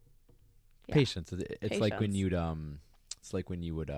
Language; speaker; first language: English; native; English